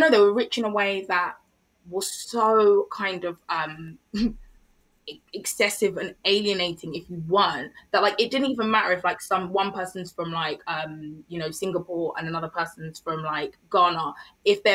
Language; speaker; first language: English; native; English